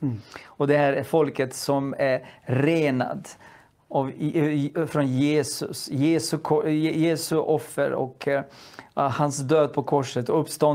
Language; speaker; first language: Swedish; non-native, fluent; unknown